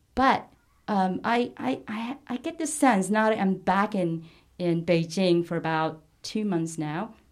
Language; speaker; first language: English; non-native, local second language; Chinese